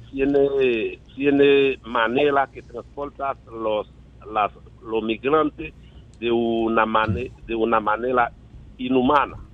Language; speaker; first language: Spanish; non-native, learner; Haitian Creole